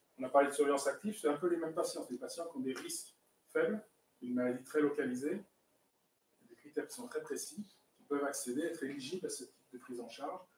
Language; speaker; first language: French; native; French